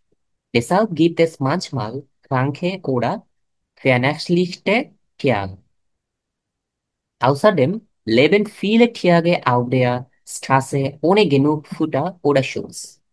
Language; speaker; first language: German; non-native, fluent; Bangla